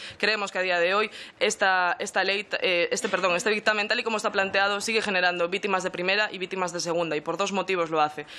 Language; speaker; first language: Spanish; native; Spanish